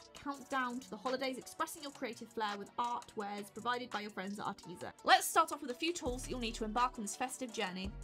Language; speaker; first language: English; native; English